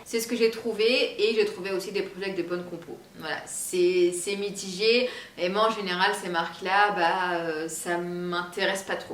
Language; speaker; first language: French; native; French